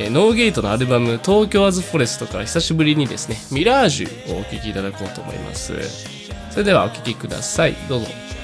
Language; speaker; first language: Japanese; native; Japanese